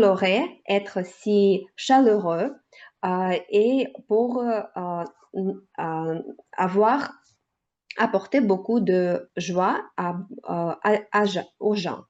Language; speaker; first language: French; non-native, learner; Russian